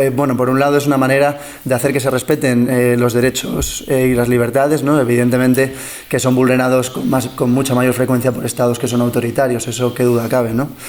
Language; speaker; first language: Spanish; early bilingual, other home language; English